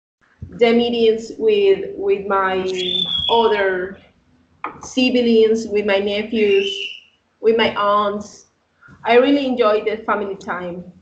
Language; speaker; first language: English; non-native, learner; Spanish